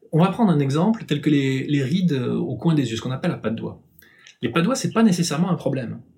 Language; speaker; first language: French; native; French